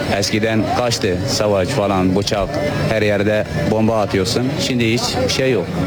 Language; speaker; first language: Turkish; non-native, learner; Arabic